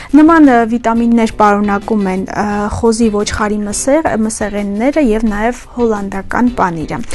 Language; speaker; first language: Armenian; native; Armenian